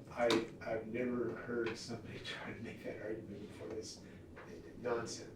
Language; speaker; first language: English; native; English